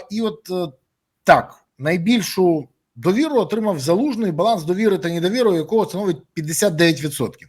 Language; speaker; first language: Ukrainian; native; Ukrainian